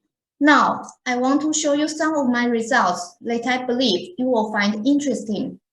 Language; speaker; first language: English; non-native, fluent; Chinese